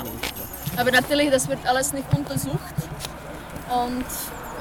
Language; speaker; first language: German; non-native, fluent; Czech